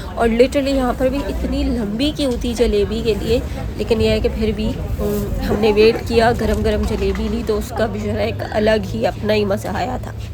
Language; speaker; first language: Urdu; native; Urdu